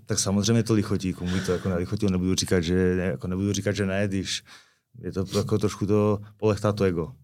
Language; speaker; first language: Czech; native; Czech